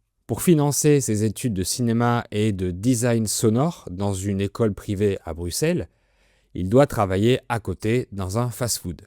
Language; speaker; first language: French; native; French